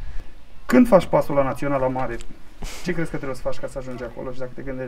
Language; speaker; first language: Romanian; native; Romanian